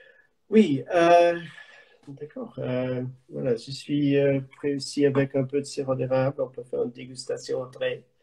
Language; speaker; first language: French; non-native, learner; English